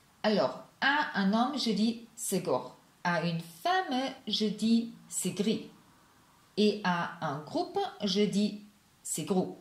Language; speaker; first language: French; non-native, fluent; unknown